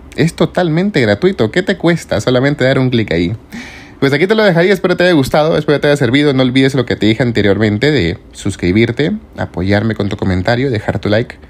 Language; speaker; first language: Spanish; native; Spanish